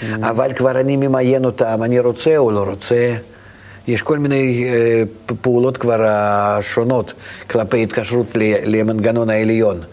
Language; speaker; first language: Hebrew; non-native, fluent; Russian